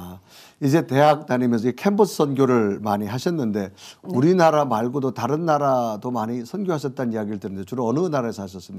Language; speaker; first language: Korean; native; Korean